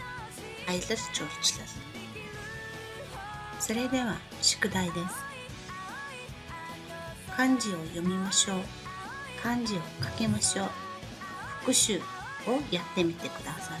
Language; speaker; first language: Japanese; non-native, fluent; Mongolian